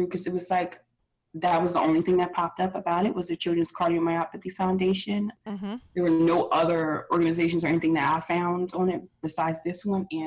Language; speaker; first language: English; native; English